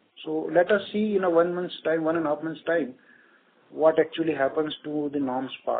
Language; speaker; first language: English; non-native, local second language; Gujarati